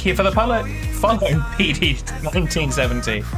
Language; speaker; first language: English; native; English